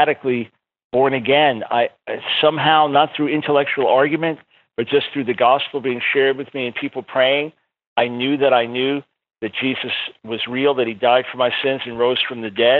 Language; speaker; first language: English; native; English